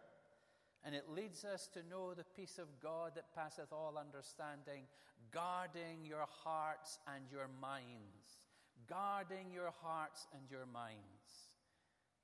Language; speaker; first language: English; native; English